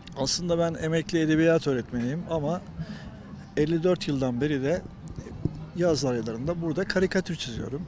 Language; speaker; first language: Turkish; native; Turkish